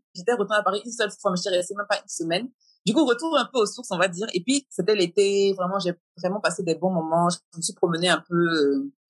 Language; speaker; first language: French; native; French